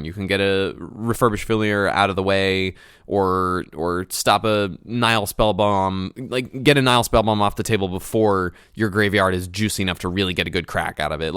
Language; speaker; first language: English; native; English